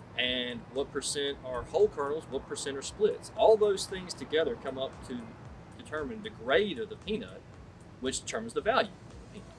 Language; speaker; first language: English; native; English